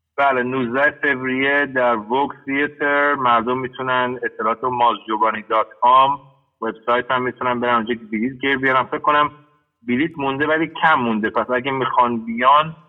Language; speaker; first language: Persian; early bilingual, heritage; Persian